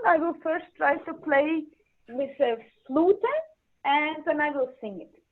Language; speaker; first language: English; non-native, learner; Latvian